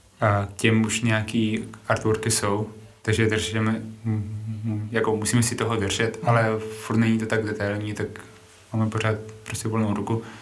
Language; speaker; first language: Czech; non-native, fluent; Spanish